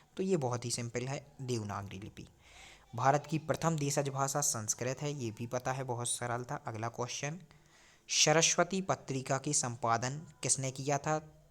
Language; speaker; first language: Hindi; native; Hindi